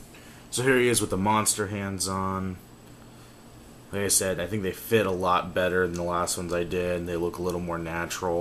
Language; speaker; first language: English; native; English